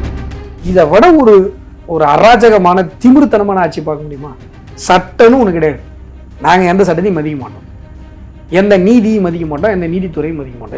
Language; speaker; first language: Tamil; native; Tamil